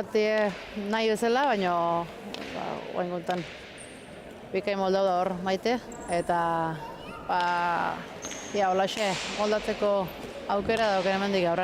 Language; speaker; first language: Basque; native; Basque